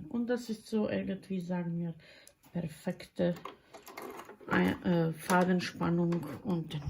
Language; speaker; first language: German; non-native, fluent; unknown